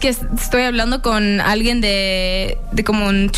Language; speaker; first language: Spanish; early bilingual, heritage; English